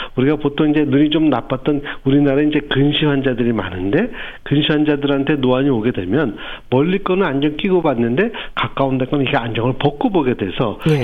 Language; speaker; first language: Korean; native; Korean